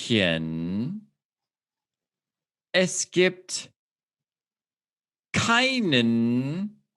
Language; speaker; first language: German; non-native, fluent; English